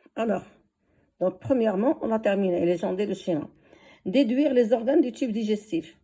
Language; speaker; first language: French; non-native, local second language; Arabic